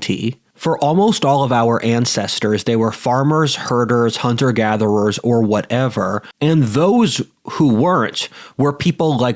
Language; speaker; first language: English; native; English